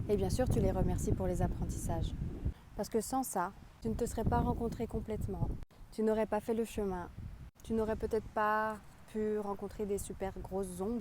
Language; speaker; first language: French; native; French